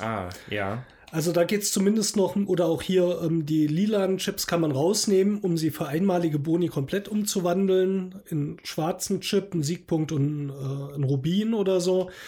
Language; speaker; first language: German; native; German